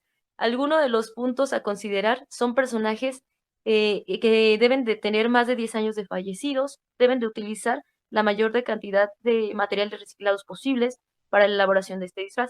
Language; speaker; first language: Spanish; native; Spanish